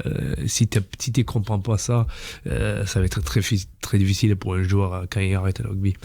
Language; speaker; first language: French; non-native, fluent; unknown